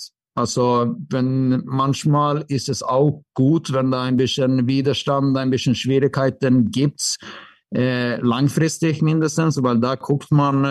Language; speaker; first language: German; non-native, fluent; Swedish